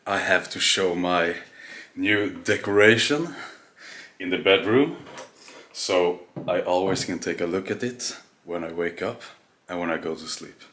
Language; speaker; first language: English; non-native, fluent; Swedish